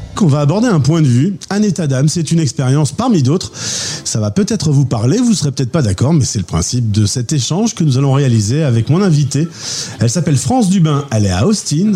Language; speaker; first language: French; native; French